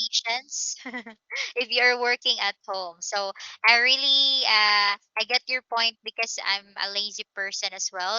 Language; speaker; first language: English; non-native, local second language; Filipino